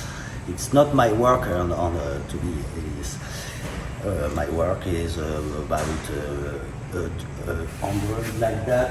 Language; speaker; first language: English; non-native, learner; French